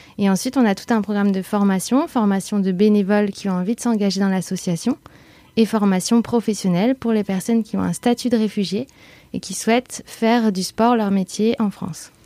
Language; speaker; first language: French; native; French